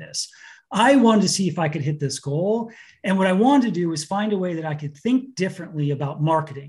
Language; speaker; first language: English; native; English